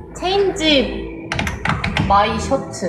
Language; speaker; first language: English; non-native, learner; Korean